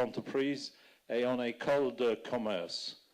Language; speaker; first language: French; non-native, fluent; English